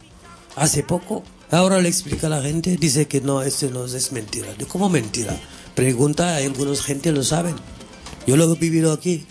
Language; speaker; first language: Spanish; non-native, fluent; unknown